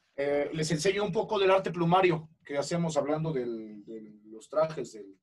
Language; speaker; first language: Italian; non-native, learner; Spanish